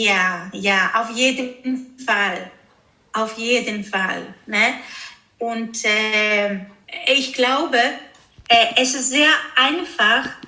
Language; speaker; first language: German; non-native, fluent; Greek